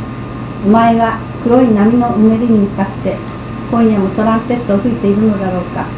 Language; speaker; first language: Japanese; native; Japanese